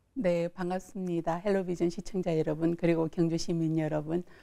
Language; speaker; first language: Korean; native; Korean